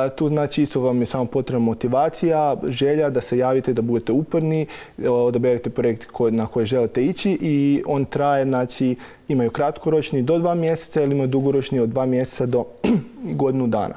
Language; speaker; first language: Croatian; native; Croatian